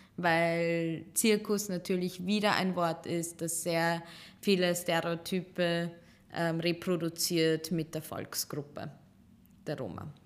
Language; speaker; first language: German; early bilingual, other home language; Serbian